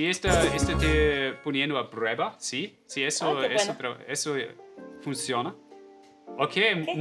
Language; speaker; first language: Spanish; non-native, fluent; German